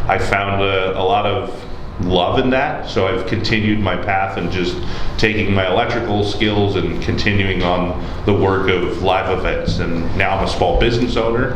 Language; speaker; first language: English; native; English